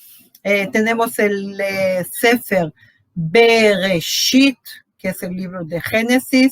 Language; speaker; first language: Spanish; non-native, fluent; Portuguese